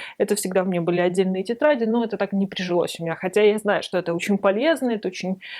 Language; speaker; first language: Russian; native; Russian